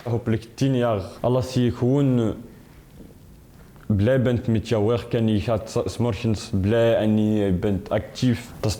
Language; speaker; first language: Dutch; non-native, fluent; Arabic